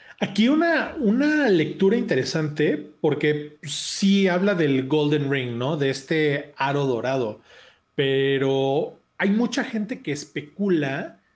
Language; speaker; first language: Spanish; native; Spanish